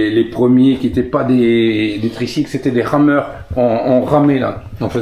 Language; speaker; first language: French; native; French